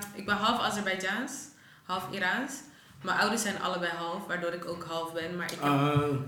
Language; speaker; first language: Dutch; early bilingual, other home language; Persian